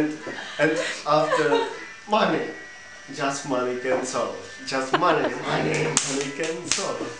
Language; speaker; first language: English; non-native, learner; Czech